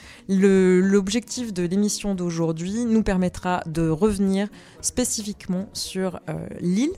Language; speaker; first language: French; native; French